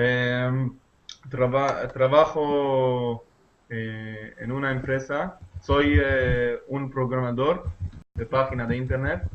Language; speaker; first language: Spanish; non-native, learner; Hebrew